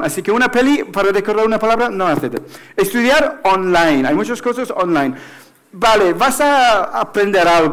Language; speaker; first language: Spanish; non-native, fluent; English